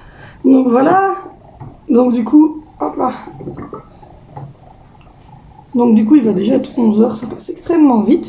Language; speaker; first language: French; native; French